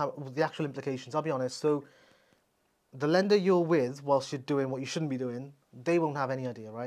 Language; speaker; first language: English; native; English